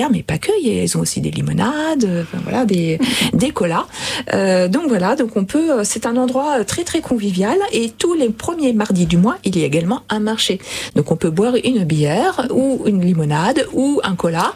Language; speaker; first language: French; native; French